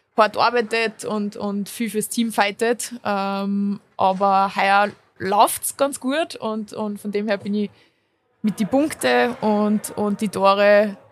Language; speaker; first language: German; native; German